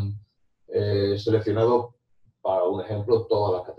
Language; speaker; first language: Spanish; native; Spanish